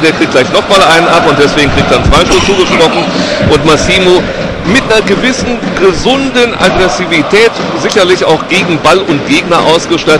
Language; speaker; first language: German; native; German